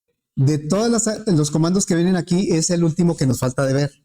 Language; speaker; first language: Spanish; native; Spanish